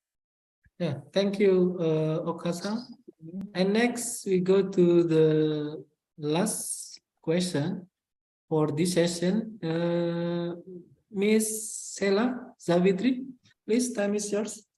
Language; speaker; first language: English; non-native, fluent; Indonesian